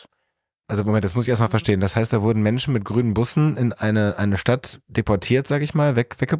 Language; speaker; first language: German; native; German